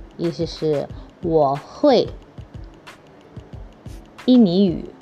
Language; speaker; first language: Chinese; early bilingual, heritage; Chinese